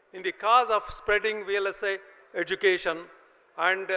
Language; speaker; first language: English; non-native, local second language; Telugu